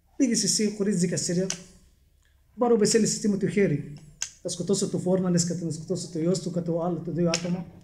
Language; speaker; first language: Greek; non-native, learner; Arabic